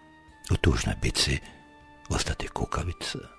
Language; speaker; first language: Serbian; native; Serbian